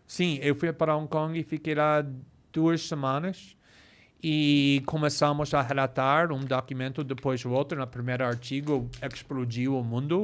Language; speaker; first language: Portuguese; non-native, fluent; English